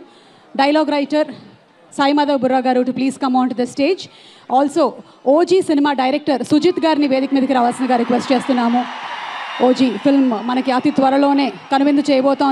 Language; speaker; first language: Telugu; native; Telugu